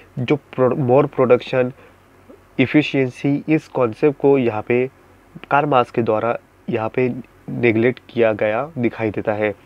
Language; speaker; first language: Hindi; non-native, local second language; Marathi